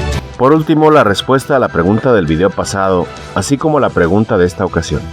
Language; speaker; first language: Spanish; native; Spanish